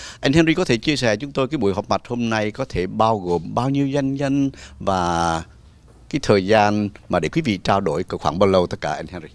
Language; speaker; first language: Vietnamese; native; Vietnamese